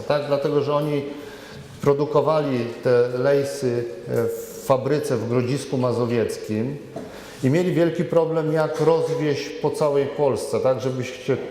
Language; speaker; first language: Polish; native; Polish